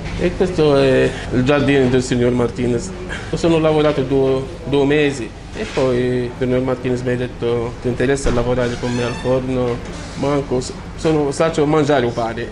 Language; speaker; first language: Italian; non-native, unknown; Arabic